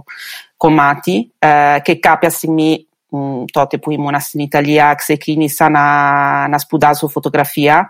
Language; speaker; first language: Greek; non-native, fluent; Italian